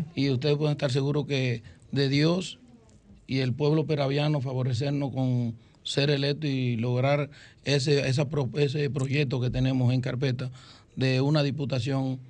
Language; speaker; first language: Spanish; native; Spanish